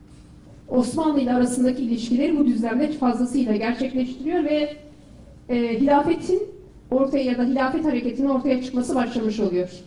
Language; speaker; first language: Turkish; native; Turkish